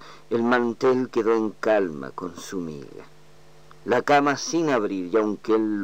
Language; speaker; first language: Spanish; native; Spanish